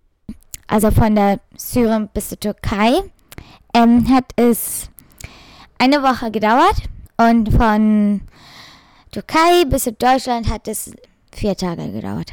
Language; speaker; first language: German; early bilingual, other home language; Arabic